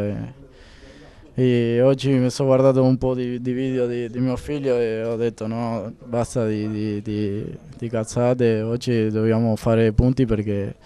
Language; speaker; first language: Italian; non-native, fluent; Spanish